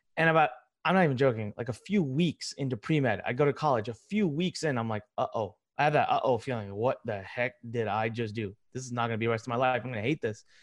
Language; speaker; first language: English; early bilingual, other home language; Hindi